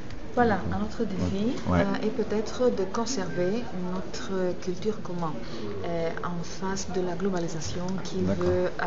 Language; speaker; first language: French; non-native, fluent; Greek